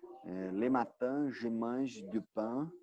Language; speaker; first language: French; non-native, learner; Portuguese